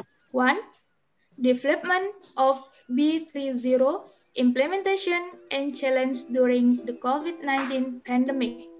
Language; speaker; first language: English; non-native, learner; Indonesian